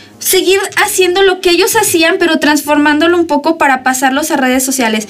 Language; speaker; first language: Spanish; native; Spanish